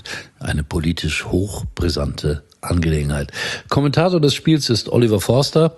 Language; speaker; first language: German; native; German